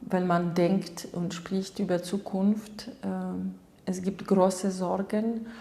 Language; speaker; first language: German; non-native, fluent; Russian